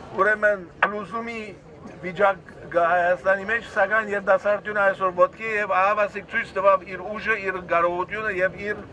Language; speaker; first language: Armenian; early bilingual, heritage; Armenian